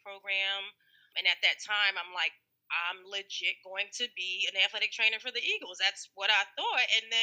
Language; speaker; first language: English; native; English